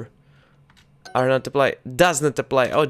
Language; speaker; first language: English; non-native, learner; Russian